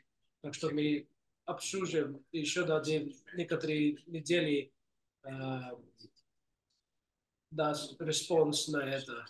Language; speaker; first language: Russian; non-native, fluent; English